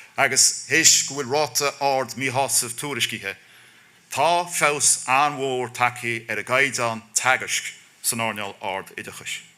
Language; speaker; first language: Irish; native; Irish